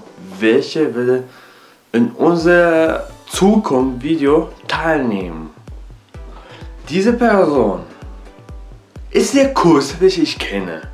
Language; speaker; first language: German; non-native, learner; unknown